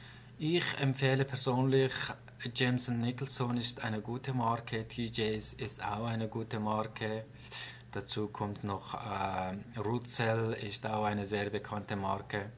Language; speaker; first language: German; non-native, fluent; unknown